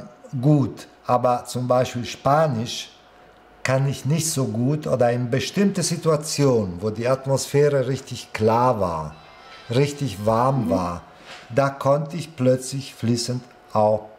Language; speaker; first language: German; non-native, fluent; Italian